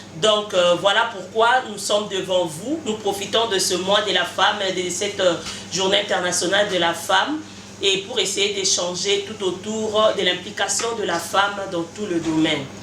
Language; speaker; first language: French; non-native, local second language; Lingala